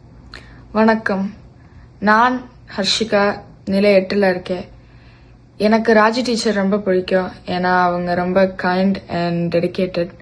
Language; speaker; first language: Tamil; early bilingual, heritage; Tamil